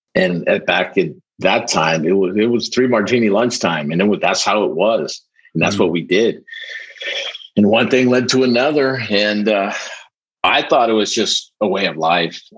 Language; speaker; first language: English; early bilingual, other home language; Polish